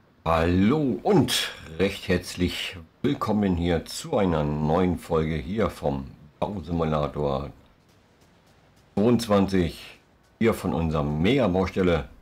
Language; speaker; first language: German; native; German